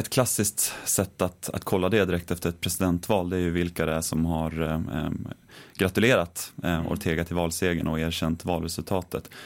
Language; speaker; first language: Swedish; native; Swedish